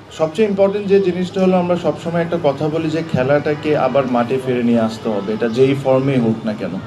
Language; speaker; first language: Bangla; native; Bangla